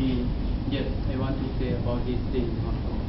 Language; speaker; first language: English; non-native, learner; Thai